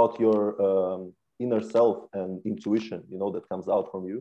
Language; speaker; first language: English; native; English